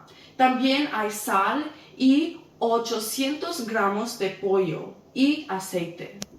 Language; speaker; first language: Spanish; non-native, learner; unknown